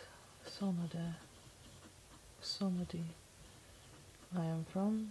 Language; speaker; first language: Italian; non-native, learner; English